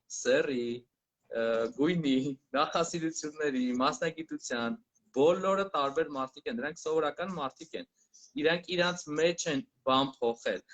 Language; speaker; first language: Armenian; native; Armenian